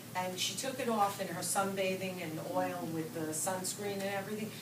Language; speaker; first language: English; native; English